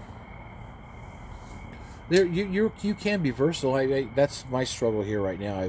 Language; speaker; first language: English; native; English